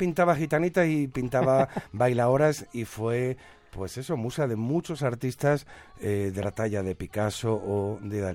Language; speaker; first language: Spanish; native; Spanish